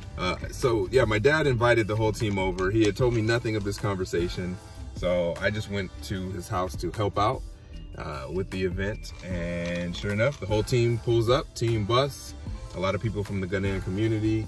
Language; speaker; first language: English; native; English